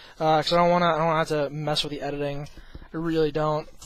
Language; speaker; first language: English; native; English